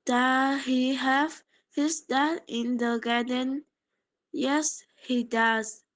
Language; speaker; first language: English; non-native, learner; Polish